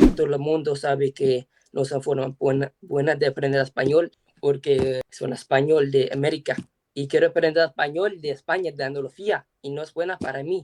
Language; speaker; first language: Spanish; non-native, learner; English